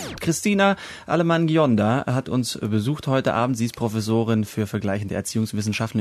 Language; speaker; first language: German; native; German